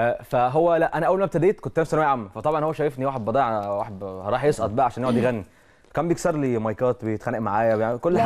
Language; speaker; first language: Arabic; native; Arabic